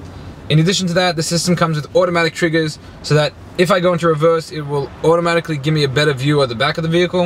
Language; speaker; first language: English; native; English